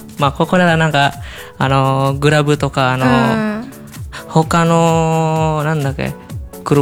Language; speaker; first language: Japanese; non-native, learner; Indonesian